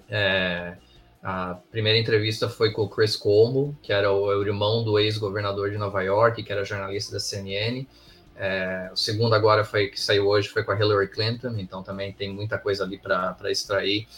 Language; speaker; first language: Portuguese; early bilingual, heritage; English